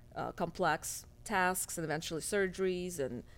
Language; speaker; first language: English; non-native, fluent; Russian